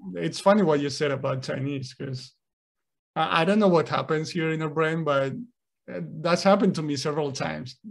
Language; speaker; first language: English; non-native, fluent; Spanish